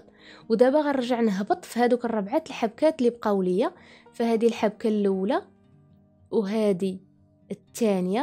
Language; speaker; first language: Arabic; native; Arabic